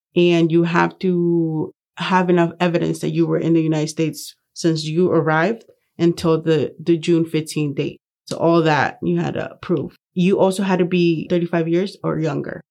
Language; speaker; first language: English; early bilingual, other home language; Spanish